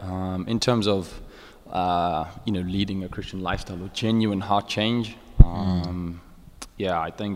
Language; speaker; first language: English; native; English